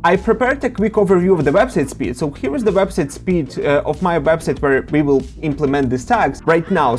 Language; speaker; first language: English; non-native, fluent; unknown